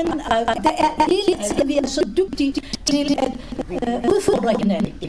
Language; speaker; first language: Danish; non-native, fluent; Hebrew